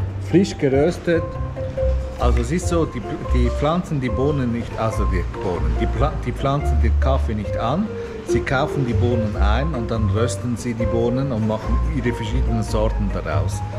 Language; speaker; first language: German; native; German